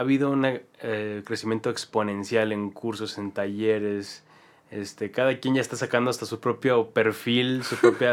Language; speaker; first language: Spanish; native; Spanish